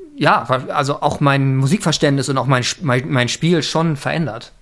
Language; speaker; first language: German; native; German